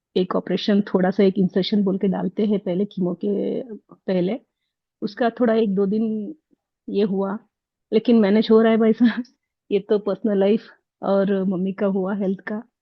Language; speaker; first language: Hindi; non-native, local second language; Kannada